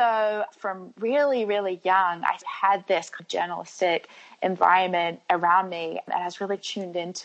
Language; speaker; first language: English; native; English